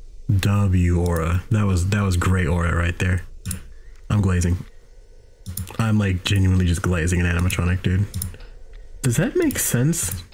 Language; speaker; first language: English; native; English